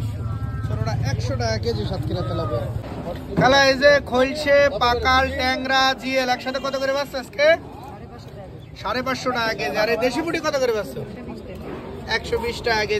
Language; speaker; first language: Bangla; native; Bangla